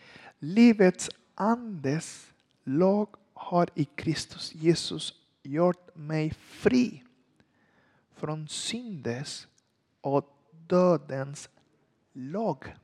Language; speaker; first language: Swedish; non-native, learner; Spanish